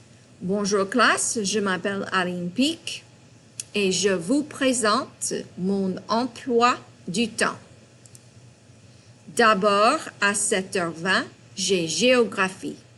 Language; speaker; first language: French; non-native, fluent; English